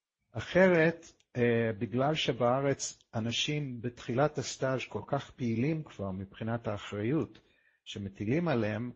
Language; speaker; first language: Hebrew; non-native, fluent; English